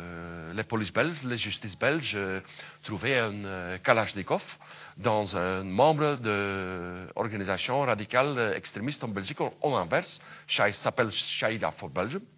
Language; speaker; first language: French; non-native, learner; Dutch